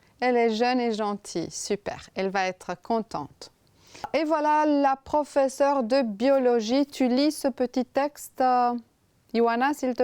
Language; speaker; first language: French; non-native, fluent; Romanian